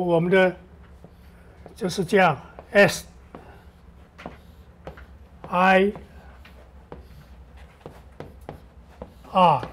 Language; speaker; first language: Chinese; native; Chinese